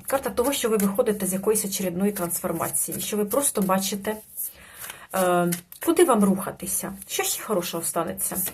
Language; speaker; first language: Ukrainian; non-native, local second language; Russian